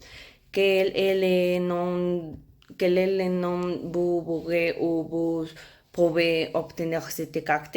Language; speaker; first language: French; non-native, learner; Spanish